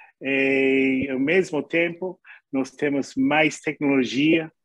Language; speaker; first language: Portuguese; non-native, learner; English